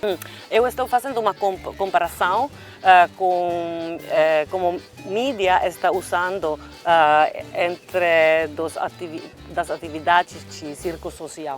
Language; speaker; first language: Portuguese; non-native, learner; Finnish